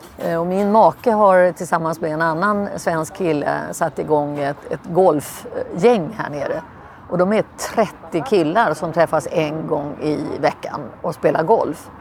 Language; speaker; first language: Swedish; native; Swedish